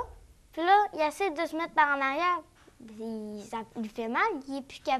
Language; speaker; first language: French; native; French